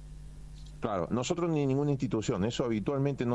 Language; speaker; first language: Spanish; native; Spanish